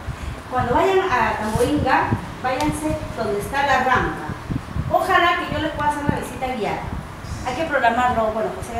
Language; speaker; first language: Spanish; native; Spanish